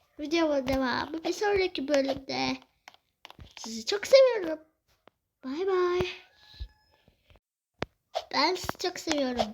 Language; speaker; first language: Turkish; native; Turkish